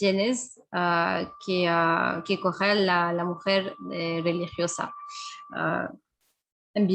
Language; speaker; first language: Spanish; non-native, fluent; French